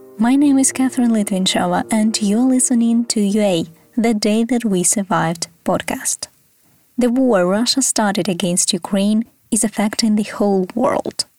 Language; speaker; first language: English; non-native, fluent; Ukrainian